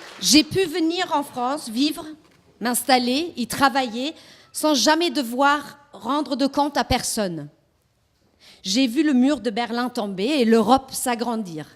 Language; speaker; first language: French; non-native, fluent; German